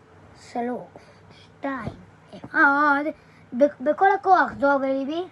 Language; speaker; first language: Hebrew; native; Hebrew